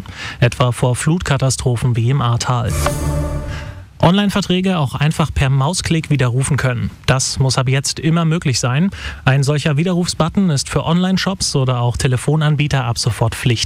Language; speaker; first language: German; native; German